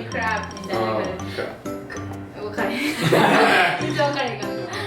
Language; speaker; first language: Japanese; native; Japanese